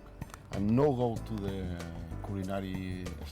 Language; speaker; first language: English; non-native, learner; Catalan